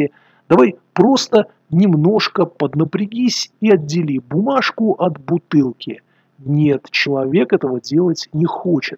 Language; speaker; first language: Russian; native; Russian